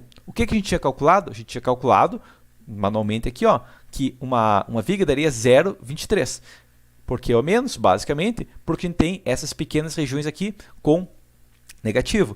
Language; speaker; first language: Portuguese; native; Portuguese